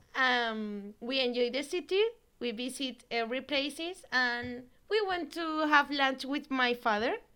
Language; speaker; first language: English; non-native, learner; Spanish